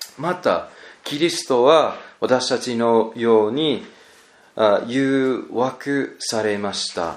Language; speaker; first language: Japanese; non-native, learner; English